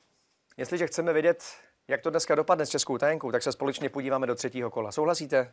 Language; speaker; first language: Czech; native; Czech